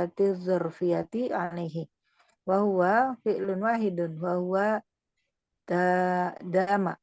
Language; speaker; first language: Arabic; non-native, learner; Indonesian